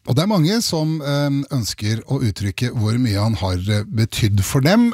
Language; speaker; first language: Norwegian; native; Norwegian